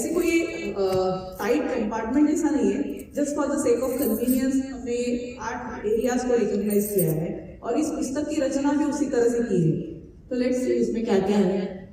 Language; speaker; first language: Hindi; non-native, local second language; Marathi